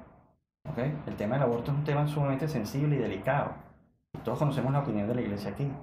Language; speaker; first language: Spanish; native; Spanish